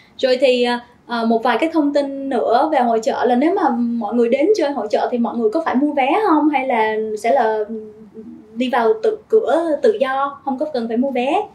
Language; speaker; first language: Vietnamese; early bilingual, heritage; Vietnamese